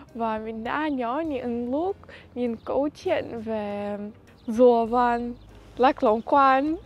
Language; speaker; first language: Vietnamese; non-native, fluent; Russian